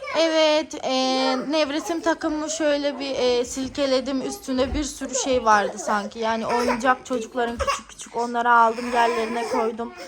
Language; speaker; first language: Turkish; native; Turkish